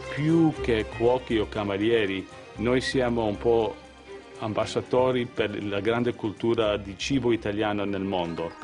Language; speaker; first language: Italian; early bilingual, other home language; English